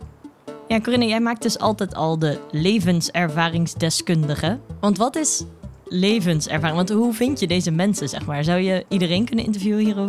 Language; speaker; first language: Dutch; native; Dutch